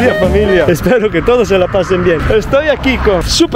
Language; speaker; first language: Spanish; non-native, learner; Italian